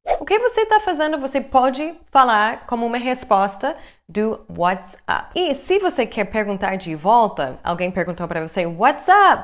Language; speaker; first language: Portuguese; non-native, fluent; English